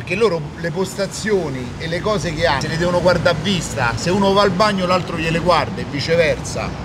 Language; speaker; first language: Italian; native; Italian